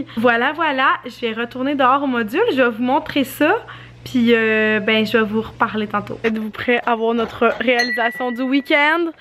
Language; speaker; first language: French; native; French